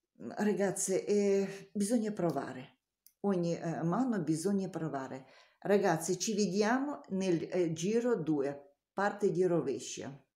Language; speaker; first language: Italian; non-native, learner; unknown